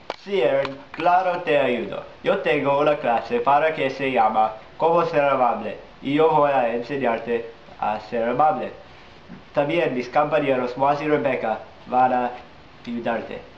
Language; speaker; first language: Spanish; non-native, learner; English